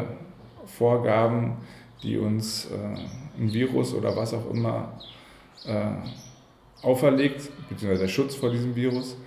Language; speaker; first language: German; native; German